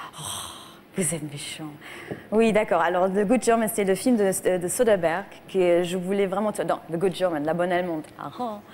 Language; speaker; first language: French; non-native, fluent; German